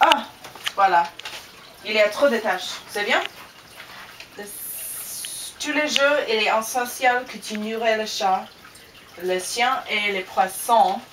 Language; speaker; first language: French; non-native, learner; English